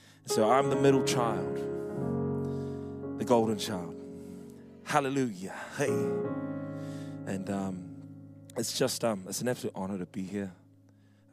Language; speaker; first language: English; native; English